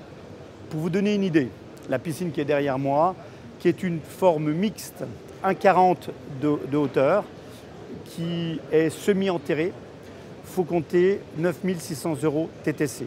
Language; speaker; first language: French; native; French